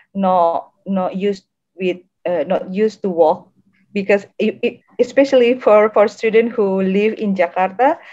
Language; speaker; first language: English; non-native, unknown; Indonesian